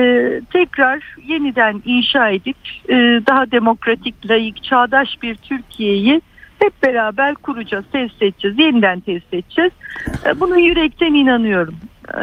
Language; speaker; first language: Turkish; native; Turkish